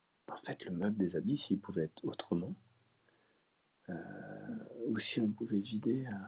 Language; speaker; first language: French; native; French